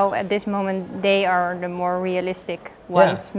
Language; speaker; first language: English; non-native, fluent; Dutch